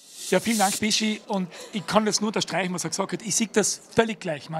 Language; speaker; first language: German; native; German